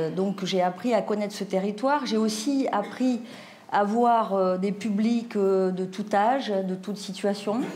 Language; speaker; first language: French; native; French